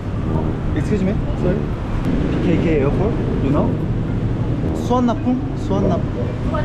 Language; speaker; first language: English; non-native, learner; Korean